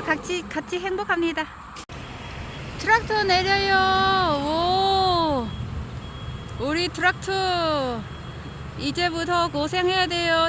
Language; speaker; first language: Korean; non-native, learner; Vietnamese